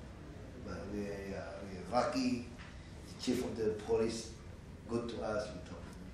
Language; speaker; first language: English; non-native, learner; Indonesian